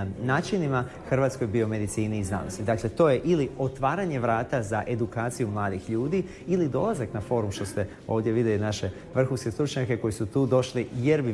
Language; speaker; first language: Croatian; native; Croatian